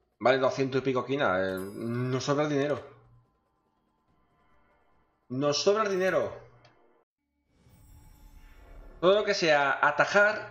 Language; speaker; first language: Spanish; native; Spanish